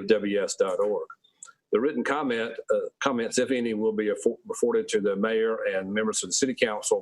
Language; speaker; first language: English; native; English